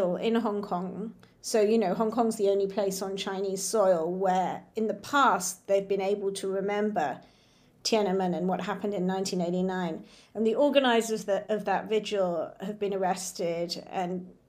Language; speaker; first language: English; native; English